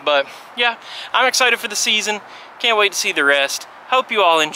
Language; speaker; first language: English; native; English